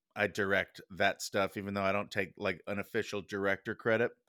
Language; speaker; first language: English; native; English